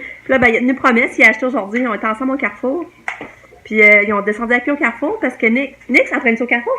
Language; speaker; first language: French; native; French